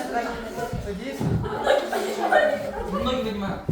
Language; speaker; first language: Russian; non-native, local second language; Yakut